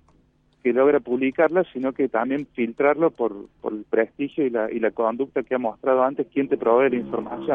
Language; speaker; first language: Spanish; native; Spanish